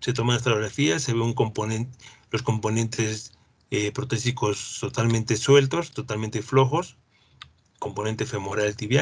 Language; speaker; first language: Spanish; native; Spanish